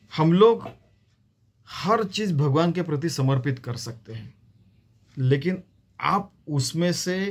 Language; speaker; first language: Hindi; non-native, local second language; Marathi